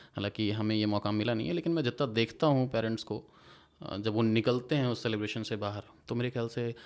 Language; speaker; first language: Hindi; native; Hindi